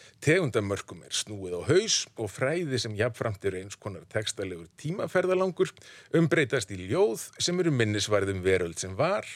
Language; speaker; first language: Icelandic; native; Icelandic